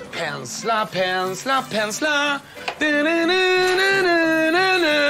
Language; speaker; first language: Swedish; native; Swedish